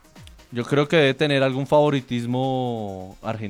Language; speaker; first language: Spanish; native; Spanish